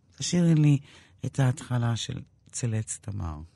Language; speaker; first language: Hebrew; native; Hebrew